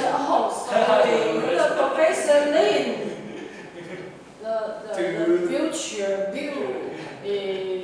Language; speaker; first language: English; non-native, learner; Chinese